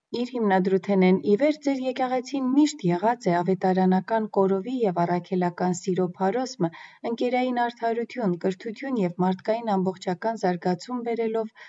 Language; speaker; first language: Armenian; native; Armenian